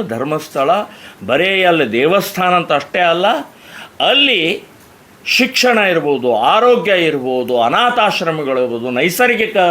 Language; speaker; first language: Kannada; native; Kannada